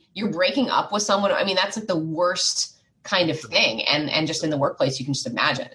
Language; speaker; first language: English; native; English